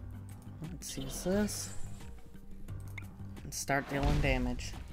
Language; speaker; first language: English; native; English